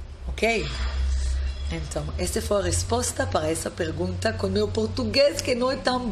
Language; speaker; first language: Portuguese; non-native, fluent; Hebrew